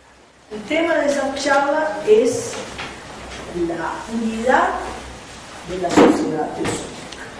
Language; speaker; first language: Spanish; non-native, fluent; Portuguese